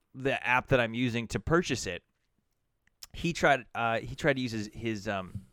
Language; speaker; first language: English; native; English